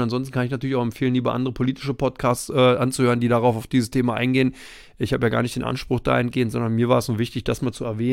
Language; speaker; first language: German; native; German